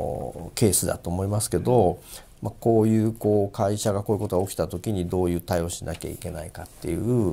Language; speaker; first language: Japanese; native; Japanese